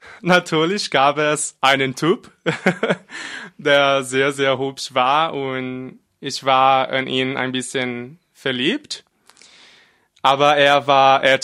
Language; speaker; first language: German; non-native, fluent; Portuguese